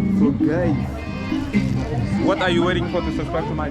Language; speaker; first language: English; non-native, fluent; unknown